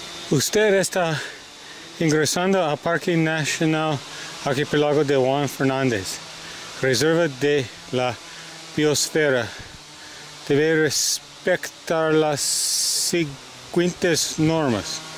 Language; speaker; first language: Spanish; non-native, learner; English